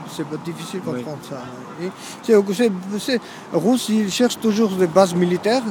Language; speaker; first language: French; non-native, learner; Georgian